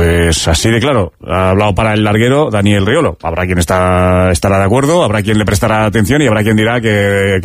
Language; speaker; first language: Spanish; native; Spanish